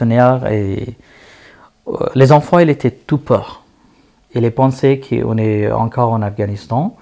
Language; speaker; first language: French; non-native, learner; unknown